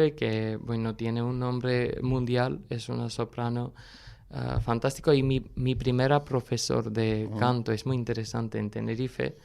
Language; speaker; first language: Spanish; non-native, fluent; Armenian